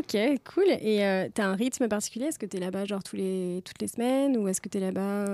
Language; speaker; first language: French; native; French